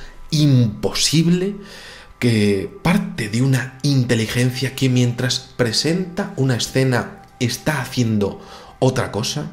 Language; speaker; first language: Spanish; native; Spanish